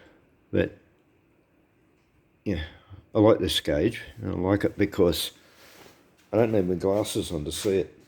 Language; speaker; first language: English; native; English